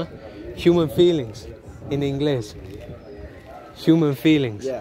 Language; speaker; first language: Spanish; non-native, learner; English